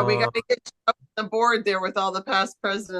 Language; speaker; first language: English; native; English